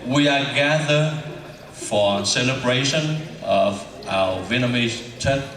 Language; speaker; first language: English; non-native, fluent; Vietnamese